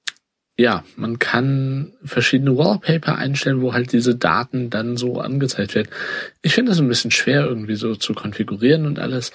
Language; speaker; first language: German; native; German